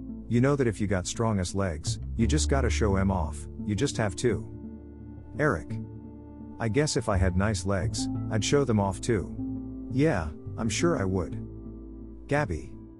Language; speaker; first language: English; early bilingual, other home language; Spanish